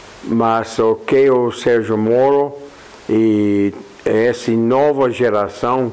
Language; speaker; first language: Portuguese; non-native, fluent; English